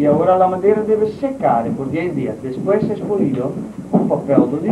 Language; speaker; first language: Spanish; non-native, learner; Dutch